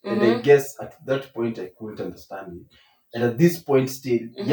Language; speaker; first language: English; non-native, local second language; Swahili